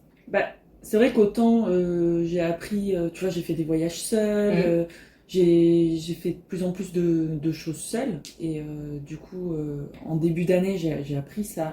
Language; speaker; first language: French; native; French